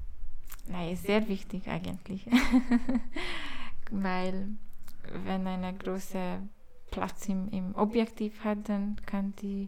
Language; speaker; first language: German; non-native, learner; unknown